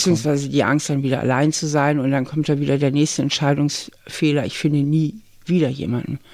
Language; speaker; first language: German; native; German